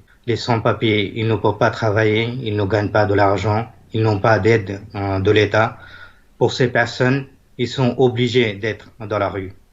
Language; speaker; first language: French; non-native, fluent; Bangla